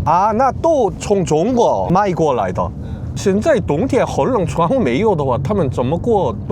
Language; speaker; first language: Chinese; non-native, learner; Korean